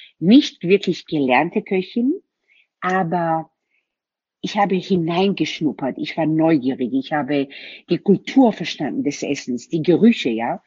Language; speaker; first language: German; non-native, fluent; Hebrew